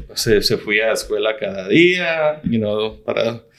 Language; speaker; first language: Spanish; early bilingual, heritage; Spanish